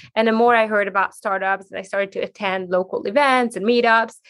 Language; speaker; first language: English; non-native, fluent; Hungarian